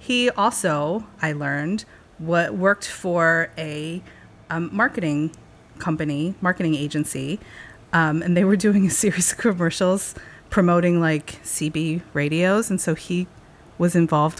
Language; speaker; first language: English; native; English